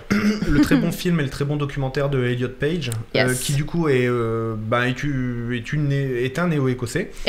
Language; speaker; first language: French; native; French